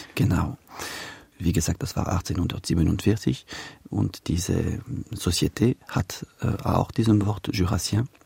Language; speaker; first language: German; non-native, local second language; French